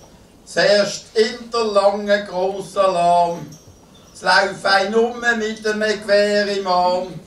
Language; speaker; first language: German; native; German